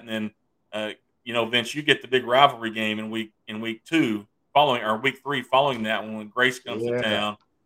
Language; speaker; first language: English; native; English